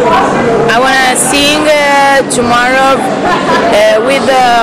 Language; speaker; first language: English; non-native, learner; Italian